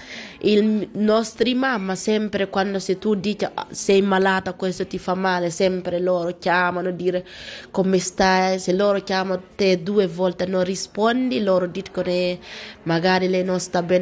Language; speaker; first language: Italian; non-native, learner; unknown